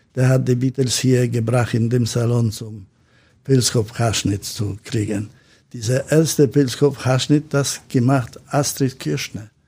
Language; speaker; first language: German; non-native, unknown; Polish